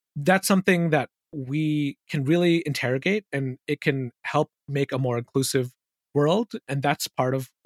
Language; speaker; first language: English; early bilingual, other home language; Urdu